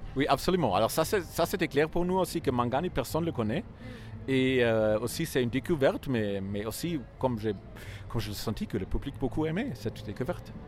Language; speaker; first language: French; non-native, fluent; German